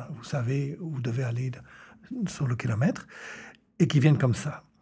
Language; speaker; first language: French; native; French